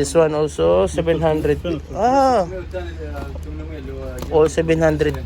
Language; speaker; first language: English; non-native, local second language; Filipino